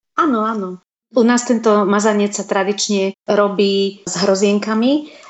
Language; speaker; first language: Slovak; native; Slovak